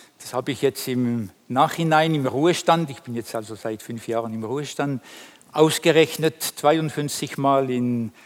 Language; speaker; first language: German; non-native, local second language; French